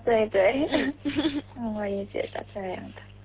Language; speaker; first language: Chinese; non-native, learner; Korean